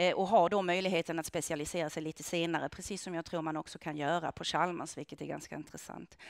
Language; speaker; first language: Swedish; non-native, fluent; German